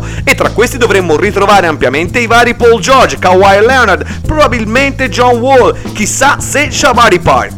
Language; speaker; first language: Italian; native; Italian